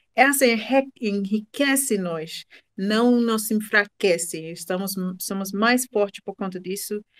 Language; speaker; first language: Portuguese; non-native, fluent; English